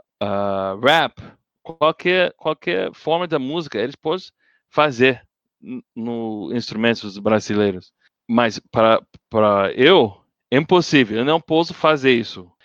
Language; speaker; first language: Portuguese; non-native, learner; English